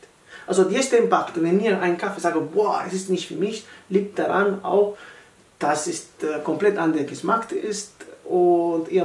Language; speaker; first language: German; non-native, learner; Italian